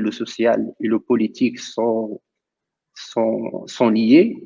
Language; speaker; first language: French; non-native, local second language; Arabic